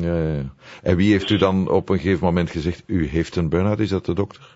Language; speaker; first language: Dutch; native; Dutch